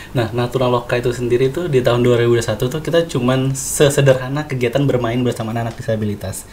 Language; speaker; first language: Indonesian; native; Indonesian